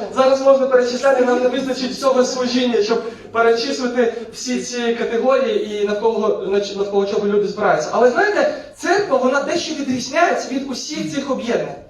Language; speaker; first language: Ukrainian; non-native, local second language; Russian